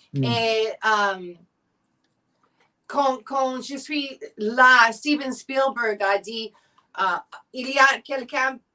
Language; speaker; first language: French; non-native, learner; English